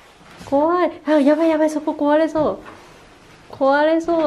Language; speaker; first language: Italian; non-native, fluent; Japanese